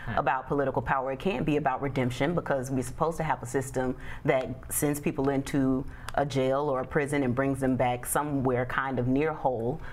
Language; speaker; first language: English; native; English